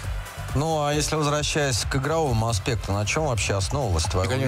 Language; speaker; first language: Russian; native; Russian